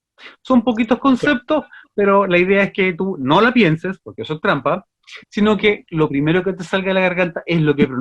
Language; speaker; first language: Spanish; native; Spanish